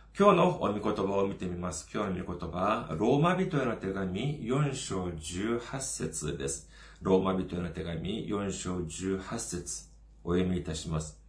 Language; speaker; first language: Japanese; non-native, fluent; Korean